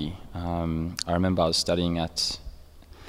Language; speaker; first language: English; native; English